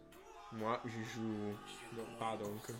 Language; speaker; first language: French; non-native, fluent; Italian